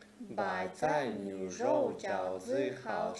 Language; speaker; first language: Chinese; non-native, learner; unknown